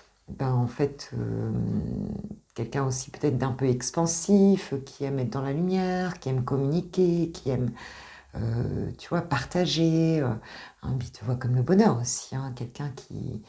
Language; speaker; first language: French; native; French